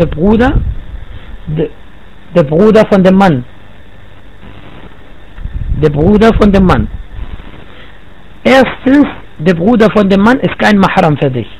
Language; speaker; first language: German; non-native, fluent; Arabic